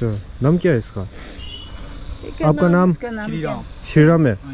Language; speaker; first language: Hindi; non-native, local second language; Tibetan